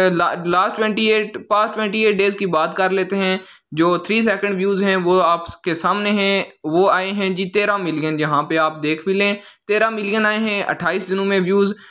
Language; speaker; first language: Urdu; non-native, local second language; Punjabi